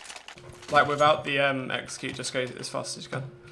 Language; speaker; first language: English; native; English